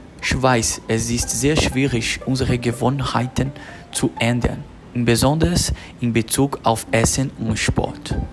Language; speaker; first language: German; non-native, learner; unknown